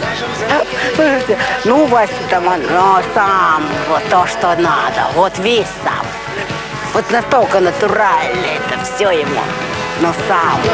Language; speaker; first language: Russian; native; Russian